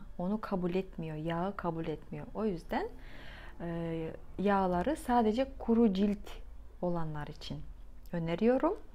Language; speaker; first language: Turkish; non-native, fluent; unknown